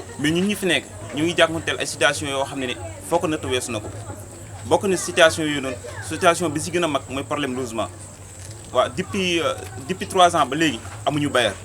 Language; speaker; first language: Wolof; non-native, local second language; Fula